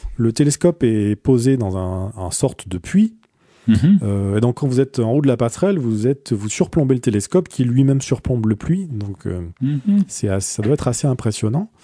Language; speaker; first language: French; native; French